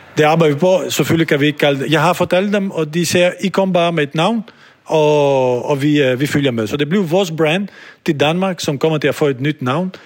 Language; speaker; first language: Danish; non-native, fluent; French